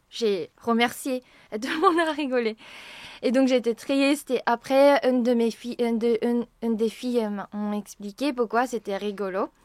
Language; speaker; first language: French; non-native, fluent; Japanese